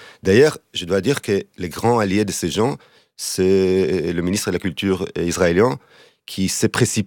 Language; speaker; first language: French; non-native, fluent; Hebrew